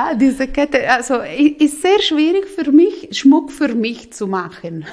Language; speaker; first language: German; non-native, local second language; Italian